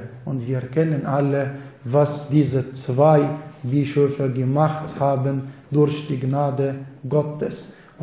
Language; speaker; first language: German; non-native, fluent; Arabic